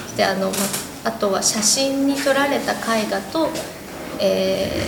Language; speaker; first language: Japanese; native; Japanese